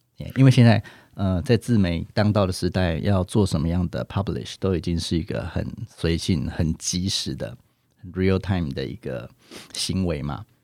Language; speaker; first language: Chinese; native; Chinese